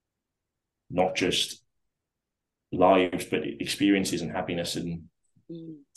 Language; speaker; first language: English; native; English